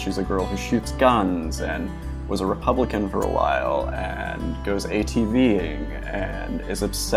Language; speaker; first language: English; native; English